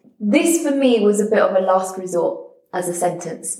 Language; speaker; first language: English; native; English